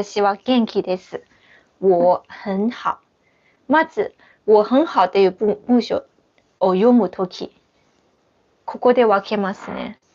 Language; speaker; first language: Japanese; non-native, fluent; Chinese